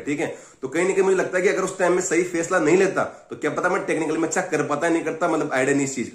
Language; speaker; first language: Hindi; native; Hindi